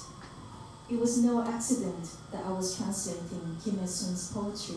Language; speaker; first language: English; early bilingual, other home language; Korean